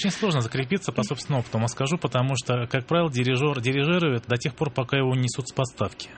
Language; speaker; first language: Russian; native; Russian